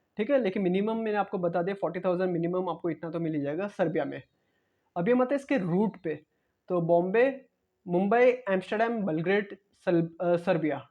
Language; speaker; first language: Hindi; non-native, local second language; Marathi